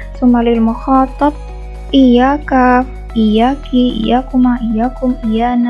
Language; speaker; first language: Arabic; non-native, learner; Indonesian